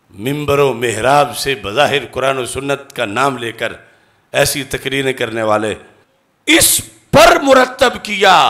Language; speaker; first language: Urdu; non-native, local second language; Punjabi